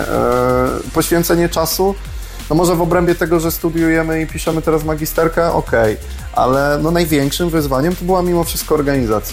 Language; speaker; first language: Polish; native; Polish